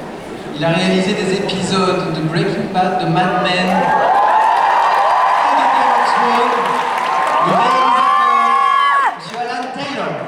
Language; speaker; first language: French; native; French